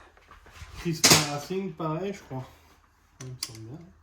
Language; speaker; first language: French; native; French